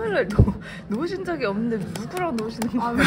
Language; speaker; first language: Korean; native; Korean